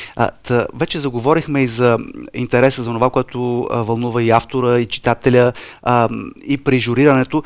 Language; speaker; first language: Bulgarian; native; Bulgarian